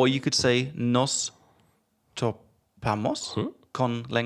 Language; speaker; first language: Spanish; non-native, learner; English